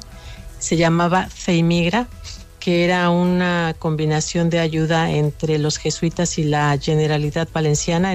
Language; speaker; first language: Spanish; native; Spanish